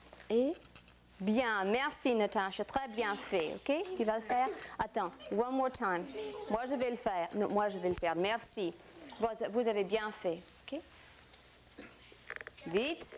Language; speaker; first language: French; non-native, fluent; English